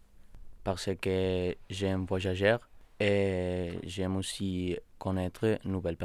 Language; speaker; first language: French; non-native, learner; Spanish